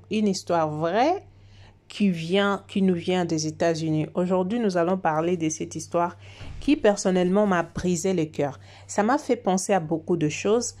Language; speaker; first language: French; non-native, local second language; Lingala